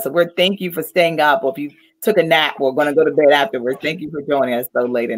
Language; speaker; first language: English; native; English